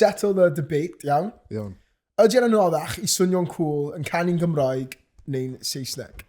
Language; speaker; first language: Welsh; native; Welsh